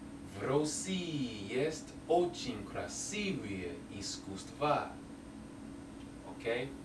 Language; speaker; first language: Russian; non-native, learner; English